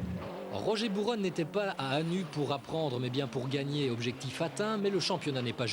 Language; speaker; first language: French; native; French